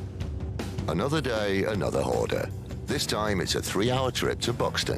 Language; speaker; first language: English; native; English